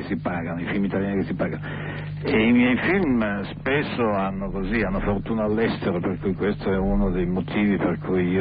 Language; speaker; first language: Italian; native; Italian